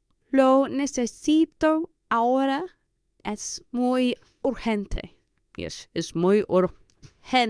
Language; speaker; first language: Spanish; non-native, fluent; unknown